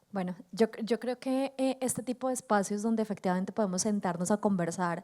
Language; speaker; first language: Spanish; native; Spanish